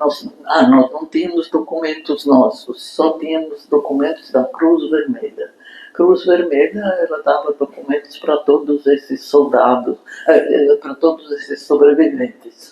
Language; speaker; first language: Portuguese; non-native, fluent; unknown